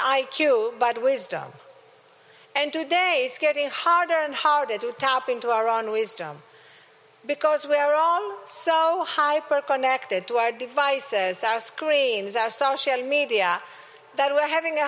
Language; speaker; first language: English; non-native, fluent; Greek